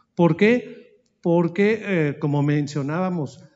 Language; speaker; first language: Spanish; native; Spanish